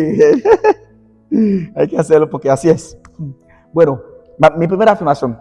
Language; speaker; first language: Spanish; non-native, fluent; Portuguese